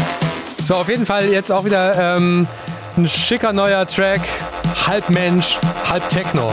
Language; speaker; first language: German; native; German